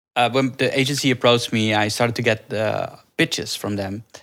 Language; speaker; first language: English; early bilingual, other home language; Dutch